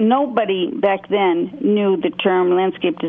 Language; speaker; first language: English; native; English